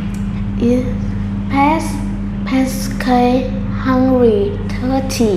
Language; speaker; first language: English; non-native, learner; Vietnamese